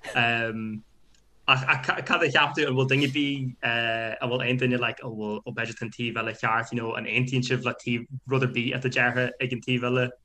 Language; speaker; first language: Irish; non-native, local second language; English